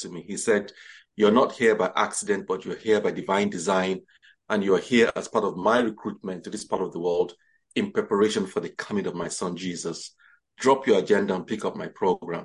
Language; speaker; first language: English; non-native, local second language; Yoruba